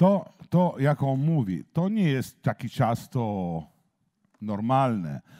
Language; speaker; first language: Polish; non-native, learner; Italian